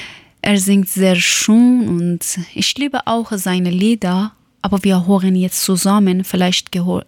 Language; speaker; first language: German; non-native, learner; Persian